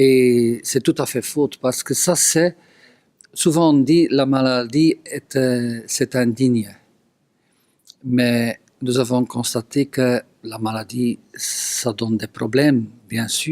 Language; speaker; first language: French; non-native, local second language; Dutch